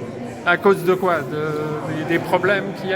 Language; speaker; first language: French; native; French